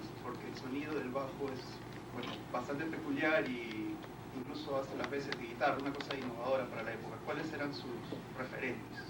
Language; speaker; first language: Spanish; native; Spanish